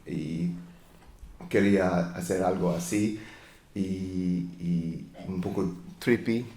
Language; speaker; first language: Spanish; non-native, learner; English